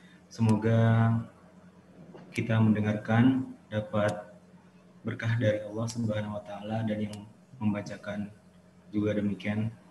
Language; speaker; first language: Indonesian; native; Indonesian